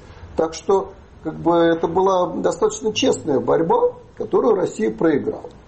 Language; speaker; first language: Russian; native; Russian